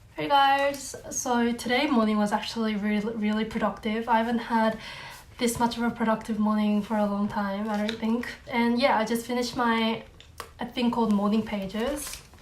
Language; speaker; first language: English; non-native, fluent; Korean